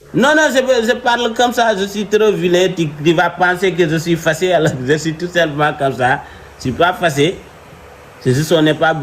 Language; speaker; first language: French; non-native, local second language; Fula